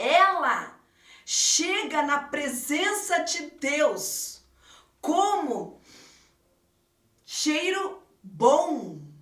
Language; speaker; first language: Portuguese; native; Portuguese